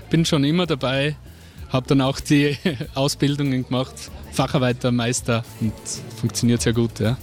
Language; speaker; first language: German; native; German